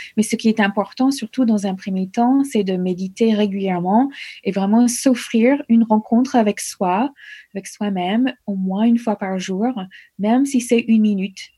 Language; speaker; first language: French; non-native, fluent; English